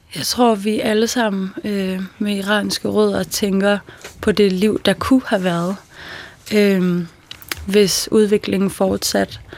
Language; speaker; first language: Danish; early bilingual, other home language; Persian